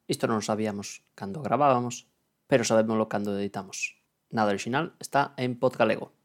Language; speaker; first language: Galician; non-native, local second language; Spanish